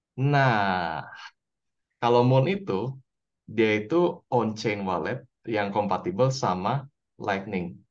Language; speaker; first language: Indonesian; native; Indonesian